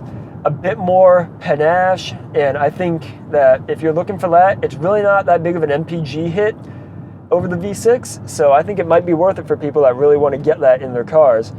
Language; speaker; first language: English; native; English